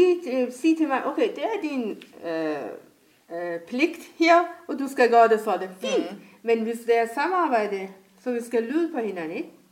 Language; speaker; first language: Danish; non-native, fluent; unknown